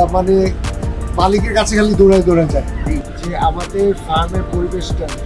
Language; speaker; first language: Bangla; native; Bangla